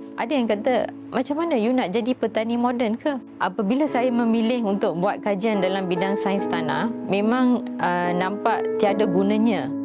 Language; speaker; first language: Malay; non-native, local second language; Tamil